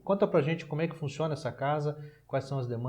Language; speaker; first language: Portuguese; native; Portuguese